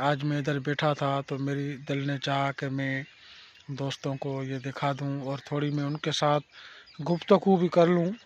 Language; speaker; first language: Urdu; non-native, local second language; Sindhi